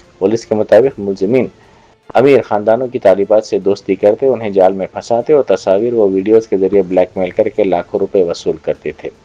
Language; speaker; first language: Urdu; native; Urdu